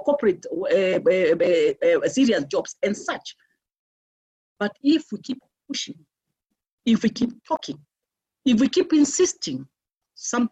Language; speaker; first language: English; non-native, local second language; Meru